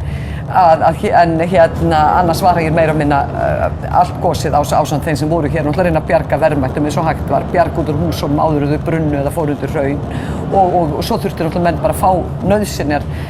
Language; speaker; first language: Icelandic; native; Icelandic